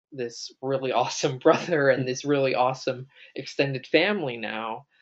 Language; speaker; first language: English; native; English